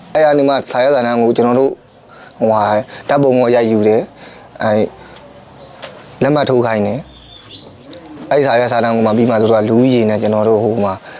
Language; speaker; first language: Burmese; native; Burmese